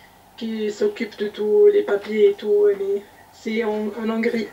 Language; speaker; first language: French; non-native, local second language; Arabic